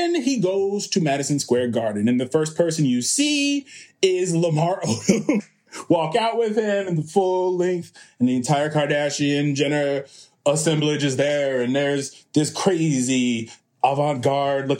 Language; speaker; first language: English; native; English